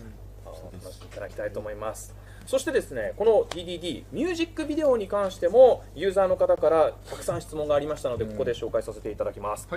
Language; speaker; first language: Japanese; native; Japanese